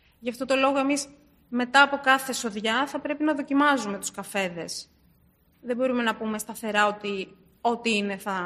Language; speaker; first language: Greek; early bilingual, other home language; Turkish